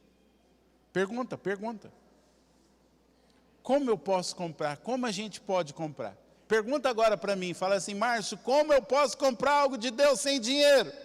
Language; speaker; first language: Portuguese; native; Portuguese